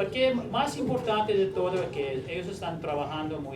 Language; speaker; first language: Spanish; non-native, learner; English